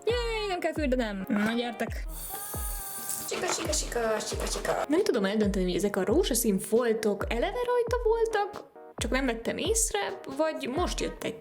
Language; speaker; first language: Hungarian; native; Hungarian